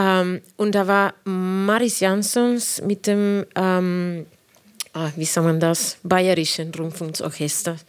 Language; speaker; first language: German; non-native, fluent; Spanish